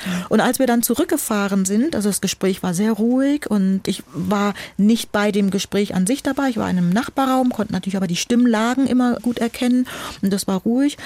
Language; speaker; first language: German; native; German